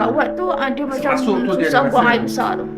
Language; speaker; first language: Malay; native; Malay